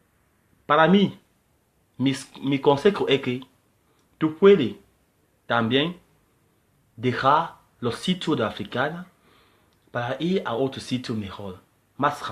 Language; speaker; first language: Spanish; non-native, learner; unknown